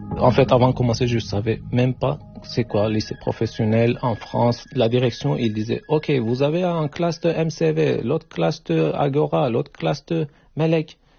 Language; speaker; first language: French; non-native, learner; Turkish